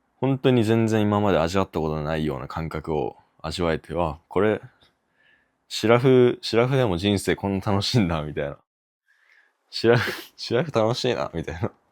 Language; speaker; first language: Japanese; native; Japanese